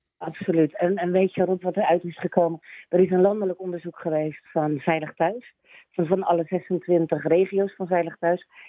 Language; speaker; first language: Dutch; native; Dutch